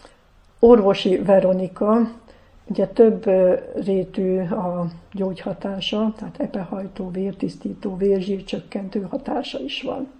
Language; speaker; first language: Hungarian; native; Hungarian